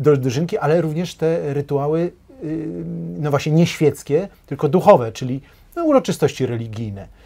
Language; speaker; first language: Polish; native; Polish